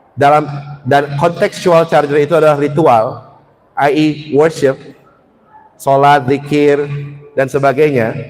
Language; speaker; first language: Indonesian; early bilingual, heritage; Indonesian